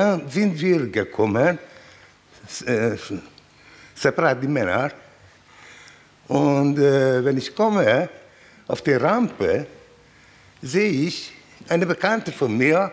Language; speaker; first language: German; non-native, learner; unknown